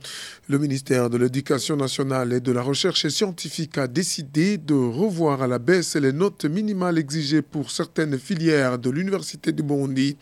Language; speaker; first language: French; non-native, local second language; Rundi